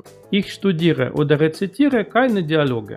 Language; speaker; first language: German; non-native, fluent; Russian